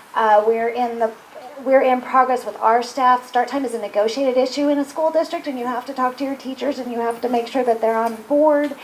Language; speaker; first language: English; native; English